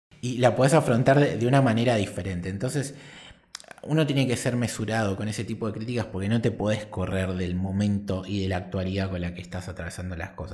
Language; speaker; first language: Spanish; native; Spanish